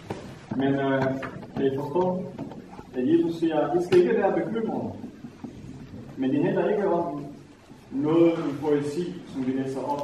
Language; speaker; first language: Danish; non-native, fluent; Vietnamese